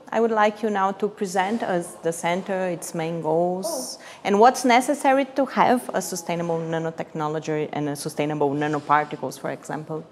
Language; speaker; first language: English; non-native, fluent; Portuguese